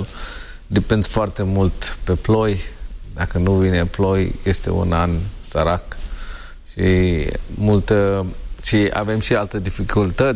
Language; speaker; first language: Romanian; non-native, learner; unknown